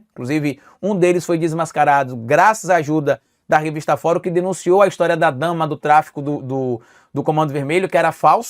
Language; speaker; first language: Portuguese; native; Portuguese